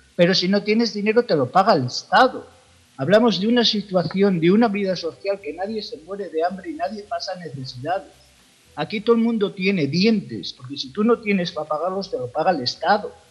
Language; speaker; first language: Spanish; native; Spanish